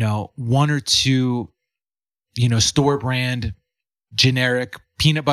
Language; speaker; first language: English; native; English